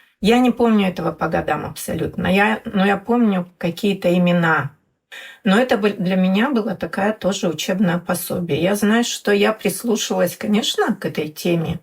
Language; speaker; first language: Russian; native; Russian